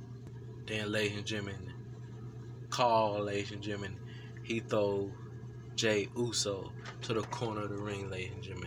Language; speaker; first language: English; native; English